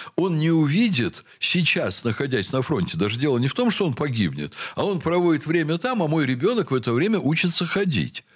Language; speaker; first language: Russian; native; Russian